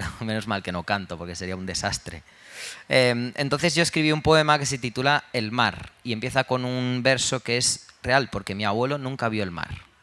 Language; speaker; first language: Spanish; early bilingual, other home language; Romanian